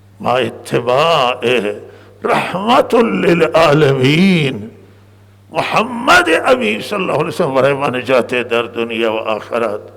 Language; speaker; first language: Persian; non-native, local second language; Baluchi